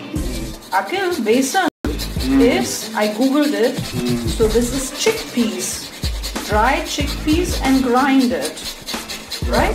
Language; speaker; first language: English; non-native, fluent; German